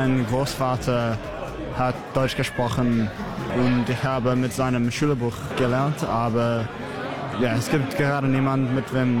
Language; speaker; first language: German; non-native, learner; English